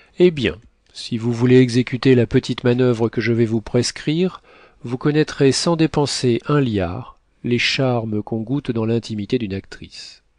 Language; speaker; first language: French; native; French